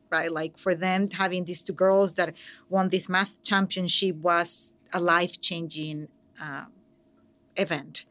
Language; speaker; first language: English; non-native, fluent; Spanish